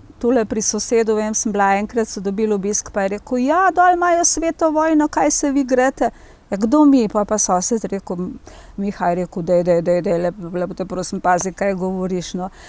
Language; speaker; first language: Slovenian; native; Slovenian